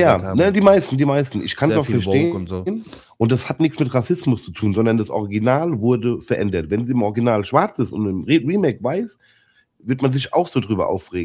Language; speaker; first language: German; native; German